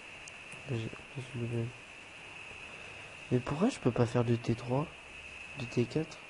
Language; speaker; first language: French; native; French